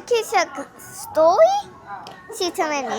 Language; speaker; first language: Ukrainian; early bilingual, heritage; Ukrainian